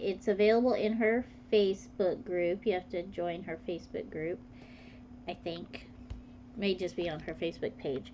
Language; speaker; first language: English; native; English